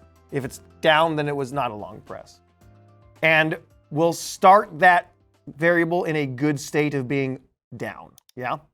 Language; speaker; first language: English; native; English